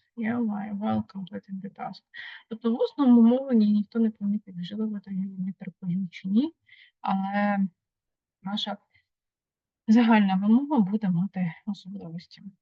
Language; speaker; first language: Ukrainian; native; Ukrainian